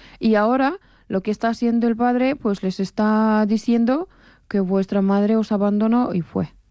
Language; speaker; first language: Spanish; non-native, fluent; Persian